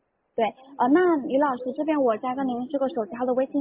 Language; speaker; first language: Chinese; native; Chinese